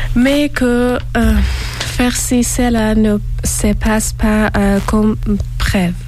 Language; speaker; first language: French; non-native, learner; Persian